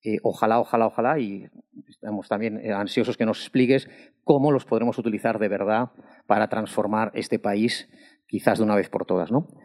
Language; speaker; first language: Spanish; non-native, local second language; Catalan